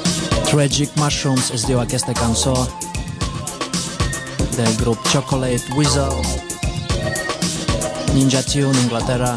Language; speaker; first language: Catalan; non-native, fluent; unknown